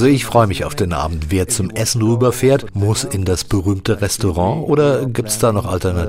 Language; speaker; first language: German; native; German